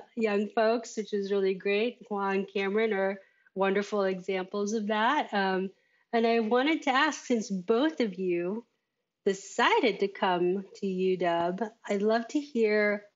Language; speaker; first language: English; native; English